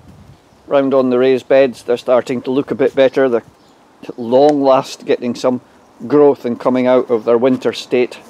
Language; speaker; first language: English; native; English